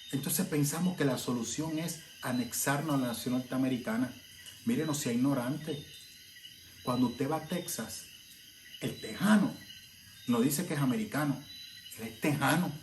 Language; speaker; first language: Spanish; native; Spanish